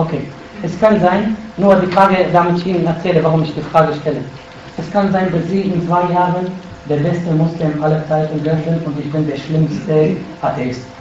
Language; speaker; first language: German; non-native, fluent; Arabic